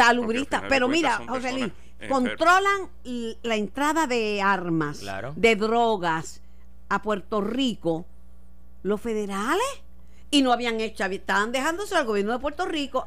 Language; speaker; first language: Spanish; native; Spanish